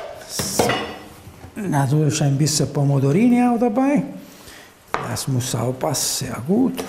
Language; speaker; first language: German; non-native, learner; Italian